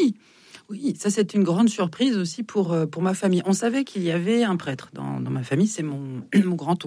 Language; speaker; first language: French; native; French